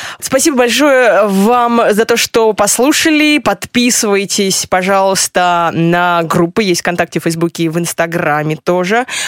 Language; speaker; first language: Russian; native; Russian